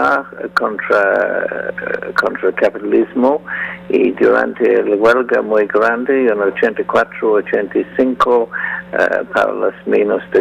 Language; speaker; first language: Spanish; non-native, learner; English